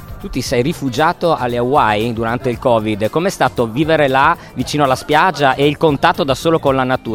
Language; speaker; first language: Italian; native; Italian